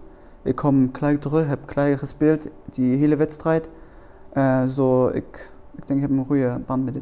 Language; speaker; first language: Dutch; non-native, learner; German